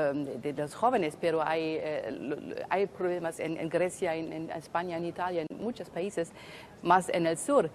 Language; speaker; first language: Spanish; non-native, fluent; German